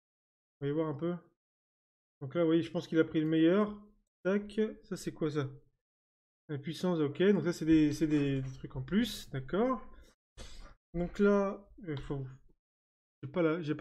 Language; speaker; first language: French; native; French